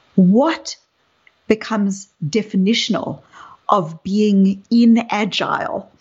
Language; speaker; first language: English; native; English